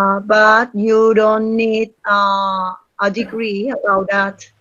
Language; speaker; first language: English; non-native, learner; Spanish